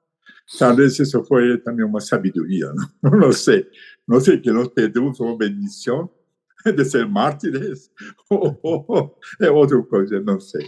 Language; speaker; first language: Portuguese; non-native, learner; Persian